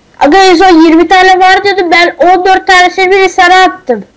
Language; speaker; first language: Turkish; native; Turkish